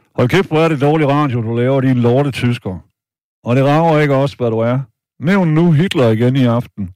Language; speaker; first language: Danish; native; Danish